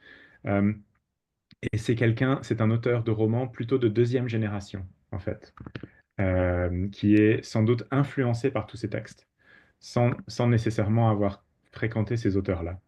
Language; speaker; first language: French; native; French